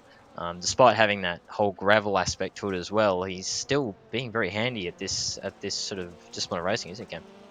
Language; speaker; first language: English; native; English